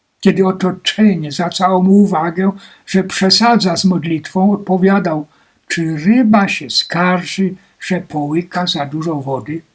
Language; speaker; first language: Polish; native; Polish